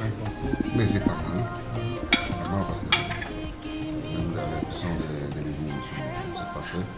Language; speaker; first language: French; non-native, learner; Italian